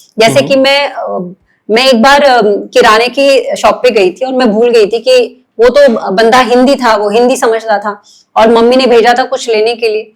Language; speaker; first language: Hindi; non-native, local second language; Marathi